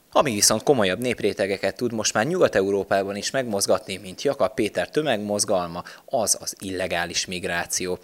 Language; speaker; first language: Hungarian; native; Hungarian